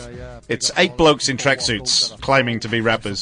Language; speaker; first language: English; native; English